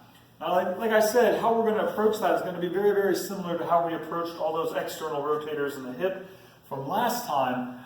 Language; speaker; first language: English; native; English